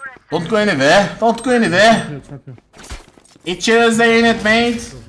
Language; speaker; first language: English; non-native, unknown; Turkish